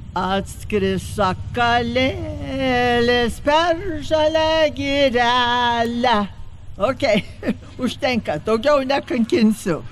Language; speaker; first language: Lithuanian; early bilingual, heritage; Lithuanian